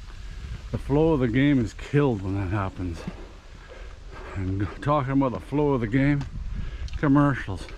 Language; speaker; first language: English; native; English